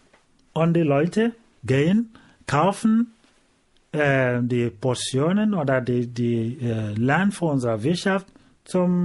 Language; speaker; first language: German; non-native, learner; Igbo